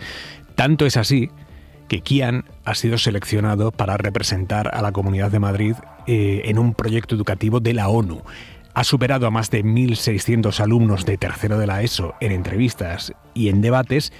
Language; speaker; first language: Spanish; native; Spanish